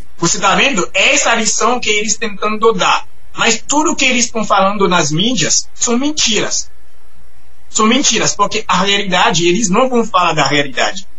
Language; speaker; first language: Portuguese; non-native, fluent; Haitian Creole